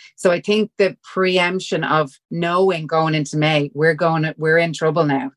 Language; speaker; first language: English; native; English